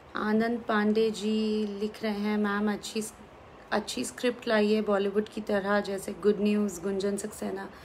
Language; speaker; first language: Hindi; native; Hindi